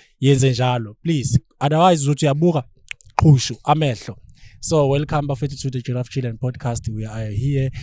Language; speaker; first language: Zulu; non-native, local second language; Xhosa